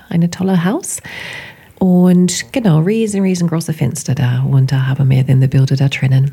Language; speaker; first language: German; non-native, fluent; English